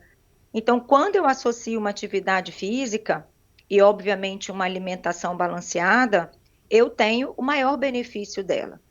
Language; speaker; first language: Portuguese; native; Portuguese